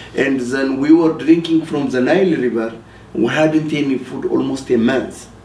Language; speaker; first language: English; non-native, fluent; Amharic